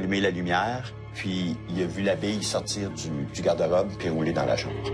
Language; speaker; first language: French; native; French